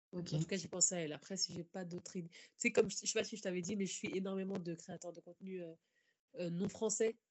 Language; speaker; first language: French; native; French